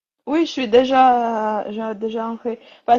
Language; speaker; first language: French; non-native, learner; Rundi